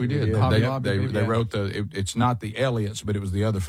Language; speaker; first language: English; native; English